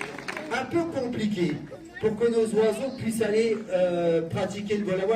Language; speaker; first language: French; native; French